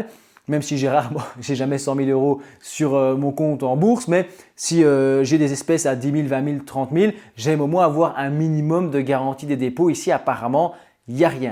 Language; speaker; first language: French; native; French